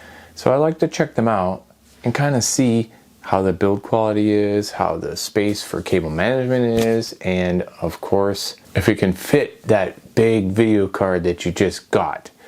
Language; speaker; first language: English; native; English